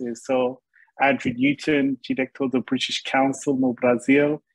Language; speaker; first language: Portuguese; non-native, learner; English